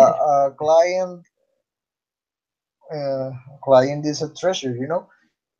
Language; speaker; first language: English; non-native, learner; Spanish